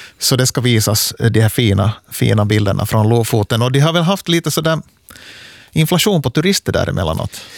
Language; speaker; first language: Swedish; native; Swedish